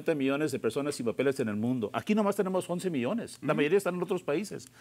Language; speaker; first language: Spanish; early bilingual, heritage; Spanish